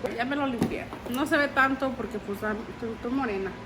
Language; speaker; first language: Spanish; early bilingual, heritage; Spanish